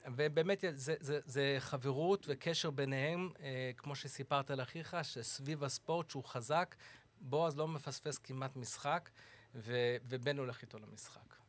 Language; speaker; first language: Hebrew; early bilingual, other home language; English